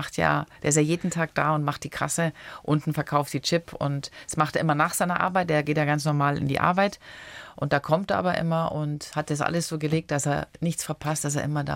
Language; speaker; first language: German; early bilingual, other home language; Italian